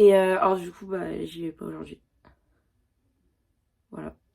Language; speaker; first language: French; native; French